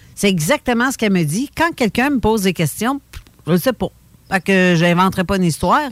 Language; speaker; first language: French; native; French